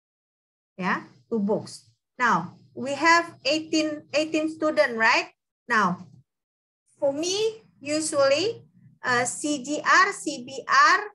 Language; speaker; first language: English; non-native, fluent; Indonesian